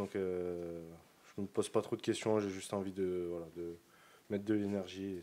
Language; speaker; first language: French; native; French